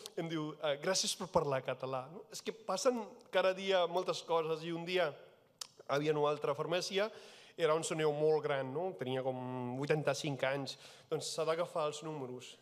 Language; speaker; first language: Catalan; non-native, fluent; Punjabi